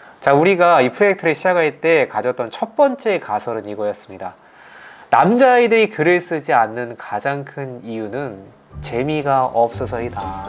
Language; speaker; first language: Korean; native; Korean